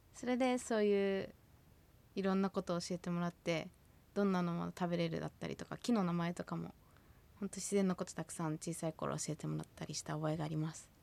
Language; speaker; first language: Japanese; native; Japanese